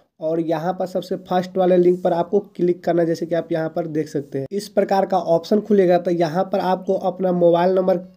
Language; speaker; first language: Hindi; native; Hindi